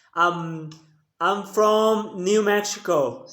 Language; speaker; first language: English; non-native, fluent; Spanish